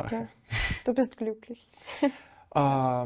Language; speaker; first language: German; non-native, learner; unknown